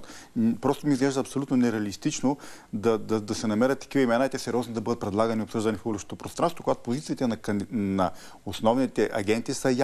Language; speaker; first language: Bulgarian; native; Bulgarian